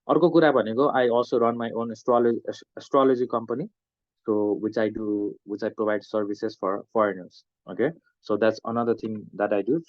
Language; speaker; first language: English; non-native, local second language; Nepali